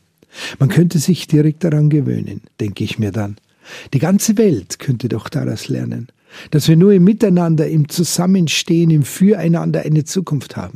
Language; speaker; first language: German; native; German